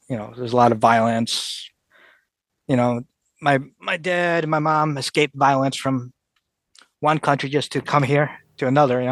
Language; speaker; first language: English; native; English